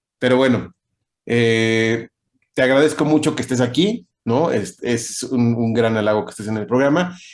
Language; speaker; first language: Spanish; native; Spanish